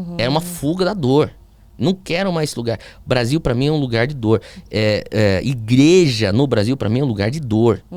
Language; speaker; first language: Portuguese; early bilingual, heritage; Portuguese